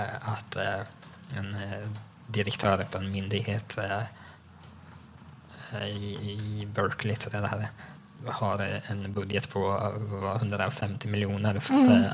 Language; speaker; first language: Swedish; native; Swedish